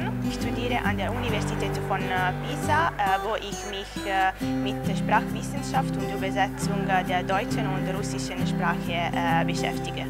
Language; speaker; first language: German; non-native, learner; Italian